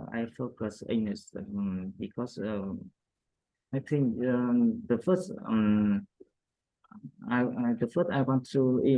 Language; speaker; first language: English; non-native, learner; Vietnamese